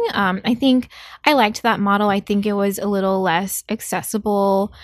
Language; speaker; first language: English; early bilingual, other home language; Korean